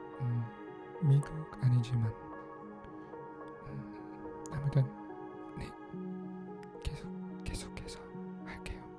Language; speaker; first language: Korean; non-native, learner; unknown